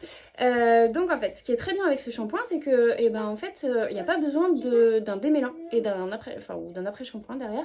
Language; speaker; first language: French; native; French